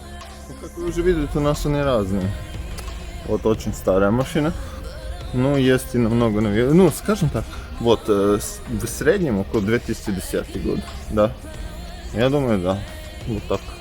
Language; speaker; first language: Russian; non-native, fluent; Serbian